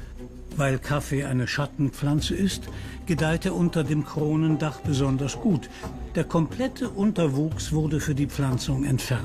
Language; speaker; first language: German; native; German